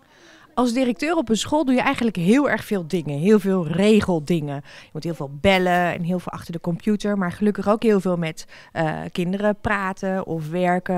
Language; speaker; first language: Dutch; native; Dutch